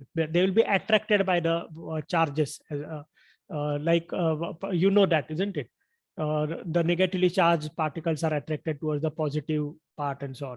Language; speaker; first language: English; non-native, local second language; Marathi